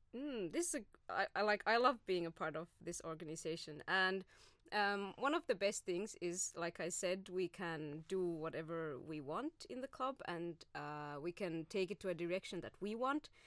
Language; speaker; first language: English; non-native, fluent; Finnish